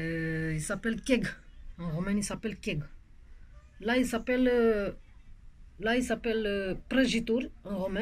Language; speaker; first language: French; non-native, local second language; Romanian